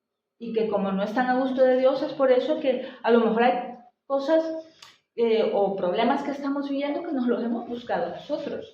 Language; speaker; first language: Spanish; native; Spanish